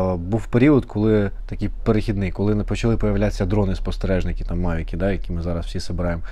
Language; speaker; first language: Ukrainian; native; Ukrainian